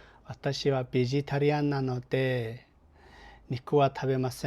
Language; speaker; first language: Japanese; non-native, learner; Mongolian